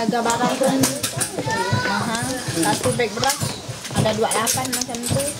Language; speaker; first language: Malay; non-native, local second language; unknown